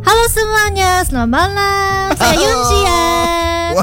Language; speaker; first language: Indonesian; non-native, learner; Korean